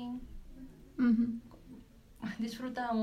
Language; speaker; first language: Spanish; non-native, learner; Arabic